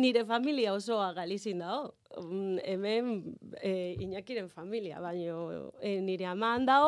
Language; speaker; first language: Basque; non-native, learner; Galician